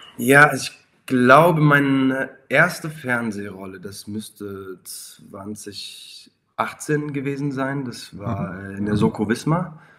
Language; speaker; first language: German; native; German